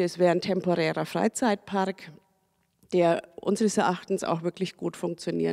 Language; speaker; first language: German; native; German